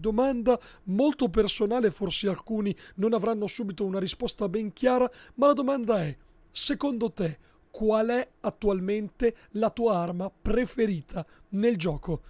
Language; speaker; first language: Italian; native; Italian